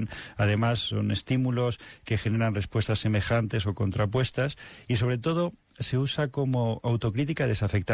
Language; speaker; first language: Spanish; native; Spanish